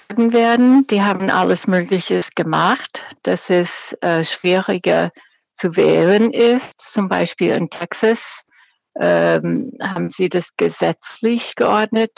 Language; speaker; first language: German; non-native, fluent; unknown